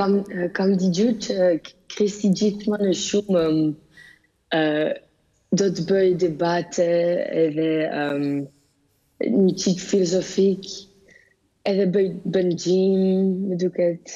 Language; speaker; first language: Albanian; early bilingual, heritage; Albanian